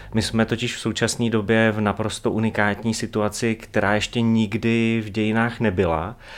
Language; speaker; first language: Czech; native; Czech